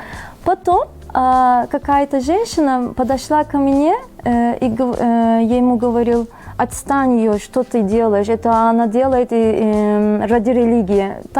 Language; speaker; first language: Russian; non-native, fluent; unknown